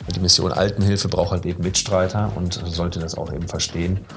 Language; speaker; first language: German; native; German